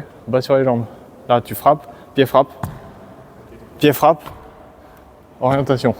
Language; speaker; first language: French; native; French